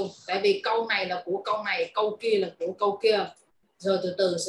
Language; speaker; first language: Vietnamese; native; Vietnamese